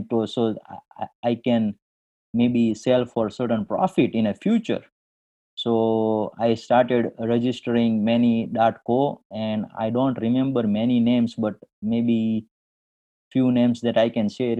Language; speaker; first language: English; non-native, local second language; Gujarati